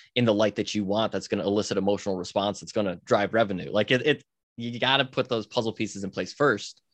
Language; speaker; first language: English; native; English